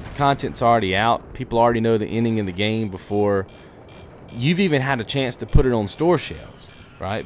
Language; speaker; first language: English; native; English